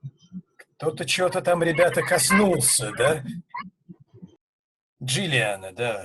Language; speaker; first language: Russian; native; Russian